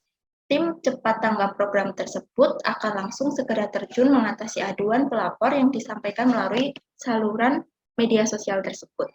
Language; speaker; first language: Indonesian; native; Indonesian